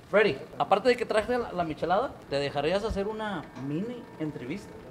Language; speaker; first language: Spanish; early bilingual, heritage; Spanish